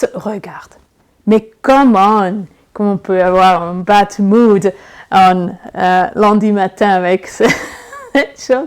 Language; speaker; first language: French; non-native, learner; Italian